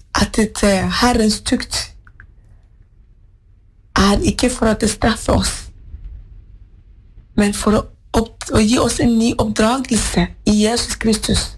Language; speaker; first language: Norwegian; non-native, fluent; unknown